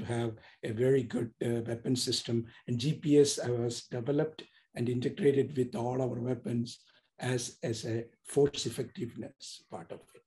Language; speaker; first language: English; non-native, local second language; Tamil